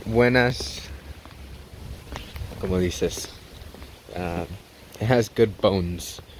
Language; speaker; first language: Spanish; early bilingual, heritage; English